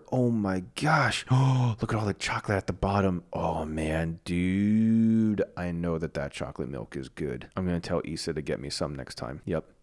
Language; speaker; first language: English; native; English